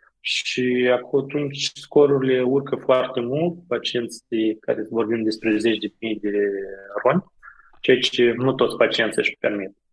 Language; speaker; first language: Romanian; native; Romanian